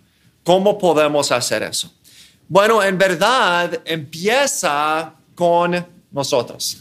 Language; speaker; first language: Spanish; non-native, fluent; English